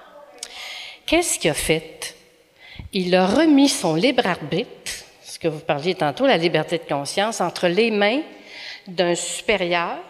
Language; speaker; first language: French; native; French